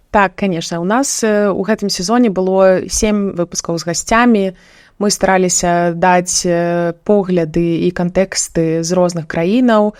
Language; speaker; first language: Belarusian; non-native, local second language; Russian